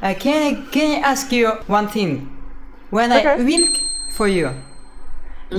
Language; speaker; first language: English; non-native, learner; Russian